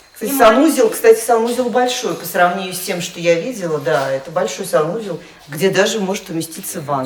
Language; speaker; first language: Russian; native; Russian